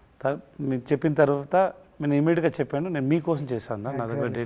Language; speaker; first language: Telugu; non-native, learner; Tamil